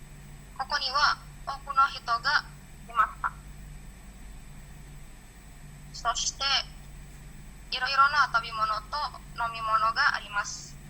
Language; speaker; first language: Japanese; non-native, learner; Indonesian